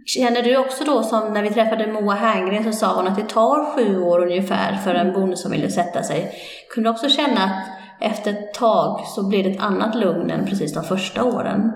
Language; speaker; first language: Swedish; early bilingual, other home language; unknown